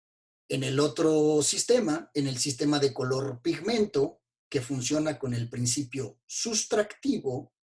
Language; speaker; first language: Spanish; native; Spanish